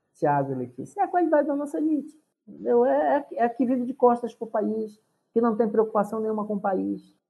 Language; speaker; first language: Portuguese; native; Portuguese